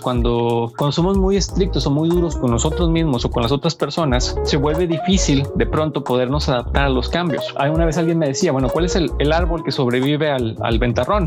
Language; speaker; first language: Spanish; native; Spanish